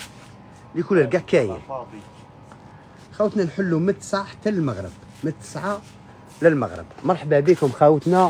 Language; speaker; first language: Arabic; native; Arabic